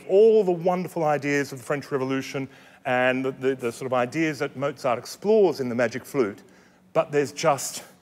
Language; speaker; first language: English; native; English